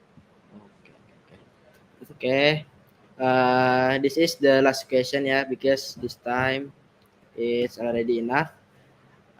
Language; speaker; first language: English; non-native, learner; Indonesian